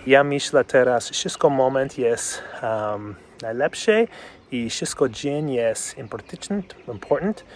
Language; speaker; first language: Polish; non-native, learner; English